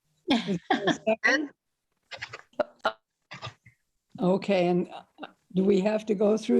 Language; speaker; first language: English; native; English